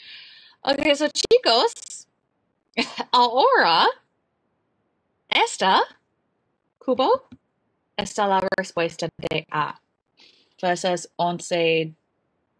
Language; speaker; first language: Spanish; non-native, learner; English